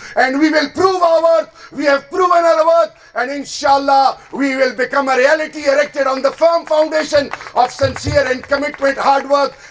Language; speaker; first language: English; non-native, local second language; Urdu